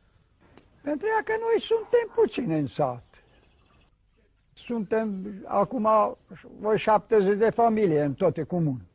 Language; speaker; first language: Romanian; non-native, local second language; Hungarian